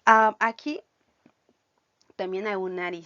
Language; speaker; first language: Spanish; non-native, fluent; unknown